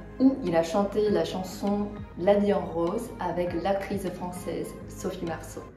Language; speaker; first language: French; non-native, fluent; Chinese